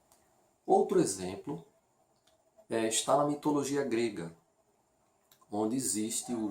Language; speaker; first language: Portuguese; native; Portuguese